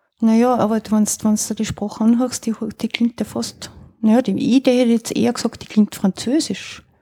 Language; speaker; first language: German; native; German